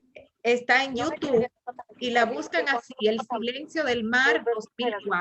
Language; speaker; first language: Spanish; native; Spanish